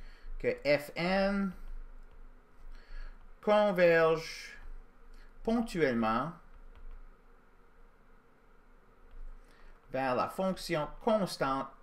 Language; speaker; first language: French; native; French